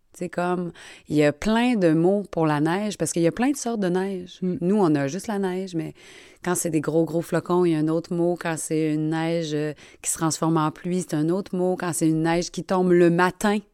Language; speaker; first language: French; native; French